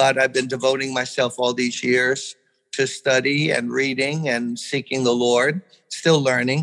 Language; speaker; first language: English; native; English